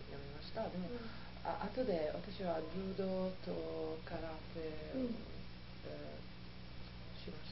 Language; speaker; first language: Japanese; non-native, learner; Italian